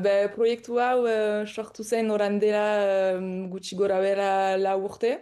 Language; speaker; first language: Basque; non-native, local second language; French